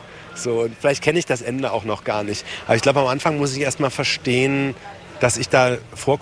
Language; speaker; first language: German; native; German